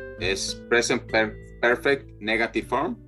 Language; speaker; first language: English; non-native, learner; Spanish